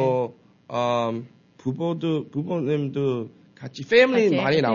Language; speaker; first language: Korean; early bilingual, heritage; Korean